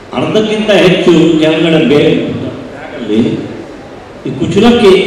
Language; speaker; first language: Kannada; non-native, local second language; Konkani